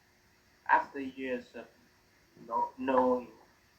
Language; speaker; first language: English; non-native, learner; Vietnamese